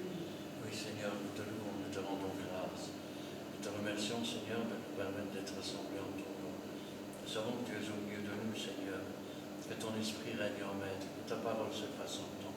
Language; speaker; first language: French; native; French